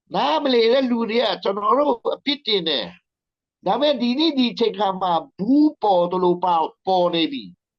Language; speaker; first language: Burmese; non-native, local second language; Tedim Chin